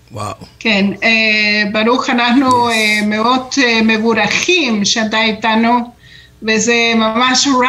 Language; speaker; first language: Hebrew; non-native, fluent; Spanish